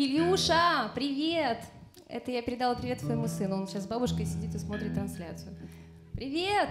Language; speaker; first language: Russian; native; Russian